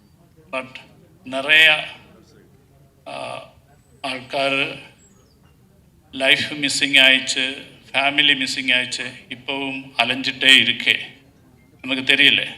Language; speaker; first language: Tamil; non-native, learner; Malayalam